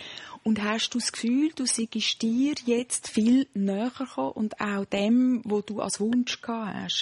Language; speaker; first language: German; native; German